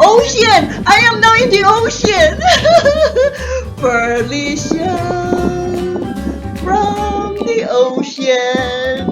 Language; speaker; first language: English; non-native, learner; Thai